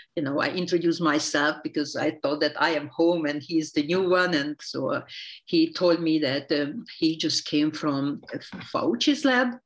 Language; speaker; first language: English; non-native, fluent; Hungarian